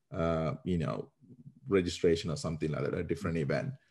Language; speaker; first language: English; non-native, local second language; Sinhala